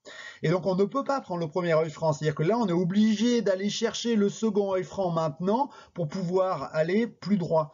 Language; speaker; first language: French; native; French